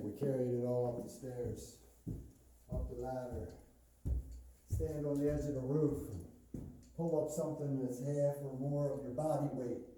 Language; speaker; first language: English; native; English